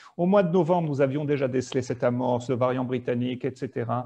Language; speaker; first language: French; native; French